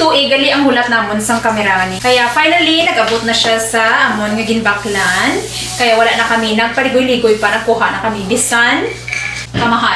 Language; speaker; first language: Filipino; non-native, local second language; Hiligaynon